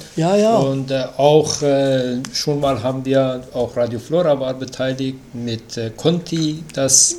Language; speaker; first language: German; non-native, fluent; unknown